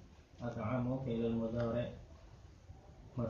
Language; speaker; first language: Arabic; non-native, learner; Indonesian